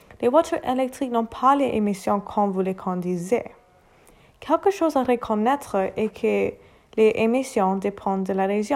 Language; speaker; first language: French; non-native, learner; English